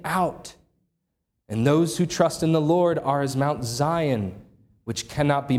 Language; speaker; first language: English; native; English